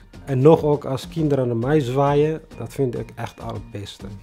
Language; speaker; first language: Dutch; non-native, fluent; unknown